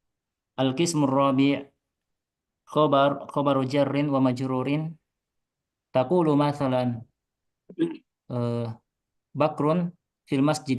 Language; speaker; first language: Arabic; non-native, fluent; Indonesian